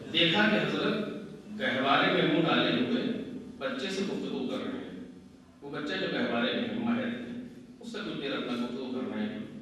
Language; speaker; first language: Urdu; native; Urdu